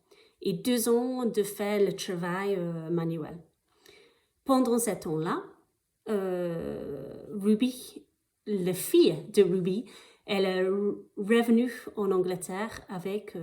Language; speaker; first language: French; non-native, fluent; English